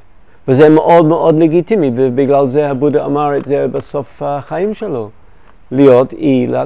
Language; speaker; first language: Hebrew; non-native, fluent; English